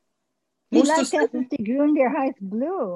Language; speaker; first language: German; early bilingual, heritage; English